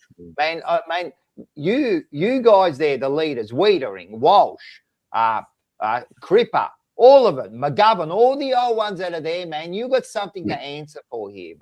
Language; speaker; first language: English; native; English